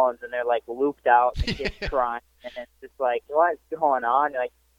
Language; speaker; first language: English; native; English